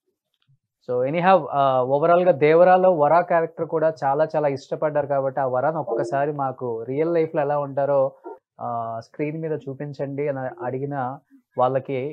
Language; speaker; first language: Telugu; native; Telugu